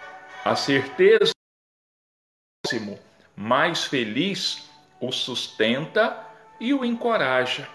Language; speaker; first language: Portuguese; native; Portuguese